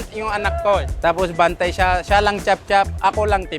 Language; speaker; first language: Filipino; non-native, learner; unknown